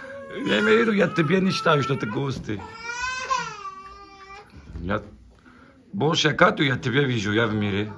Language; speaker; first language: Russian; non-native, learner; Turkish